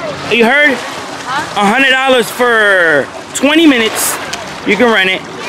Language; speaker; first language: English; early bilingual, other home language; Spanish